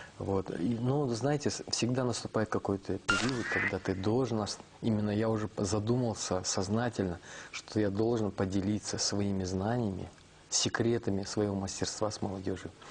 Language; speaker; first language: Russian; non-native, local second language; Kazakh